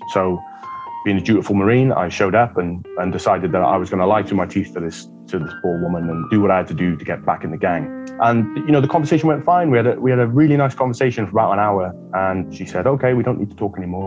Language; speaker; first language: English; native; English